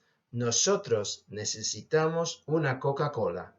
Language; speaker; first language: Spanish; non-native, fluent; English